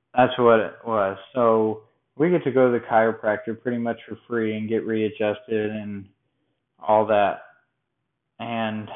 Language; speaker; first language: English; native; English